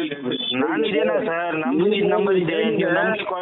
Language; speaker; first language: Kannada; non-native, fluent; Hindi